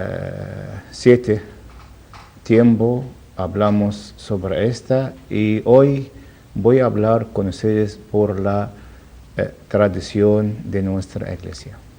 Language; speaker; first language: Spanish; non-native, learner; Arabic